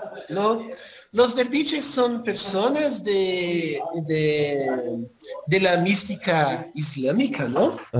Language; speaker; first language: Spanish; non-native, learner; Portuguese